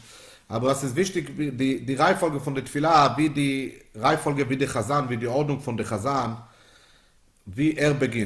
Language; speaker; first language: German; non-native, fluent; Yiddish